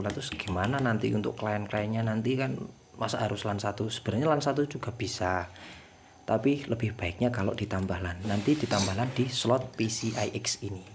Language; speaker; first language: Indonesian; native; Indonesian